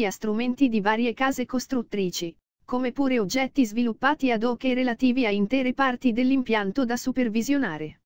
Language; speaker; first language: Italian; native; Italian